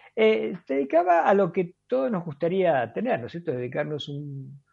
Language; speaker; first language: Spanish; native; Spanish